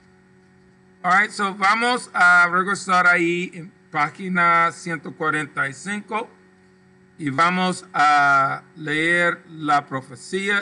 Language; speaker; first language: Spanish; non-native, local second language; English